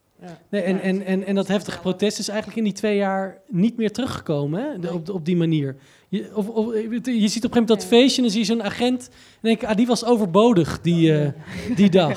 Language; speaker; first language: Dutch; native; Dutch